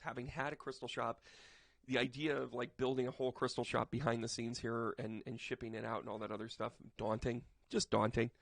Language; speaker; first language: English; native; English